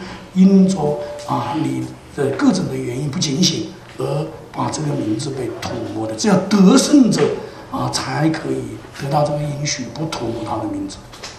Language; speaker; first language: Chinese; native; Chinese